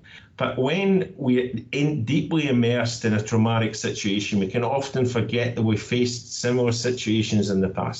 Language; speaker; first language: English; native; English